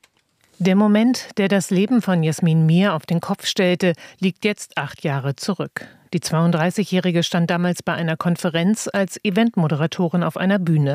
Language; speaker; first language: German; native; German